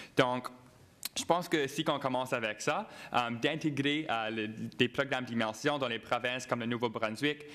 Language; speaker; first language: French; non-native, local second language; English